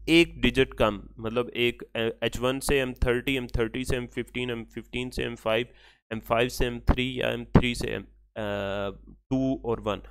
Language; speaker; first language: Urdu; native; Urdu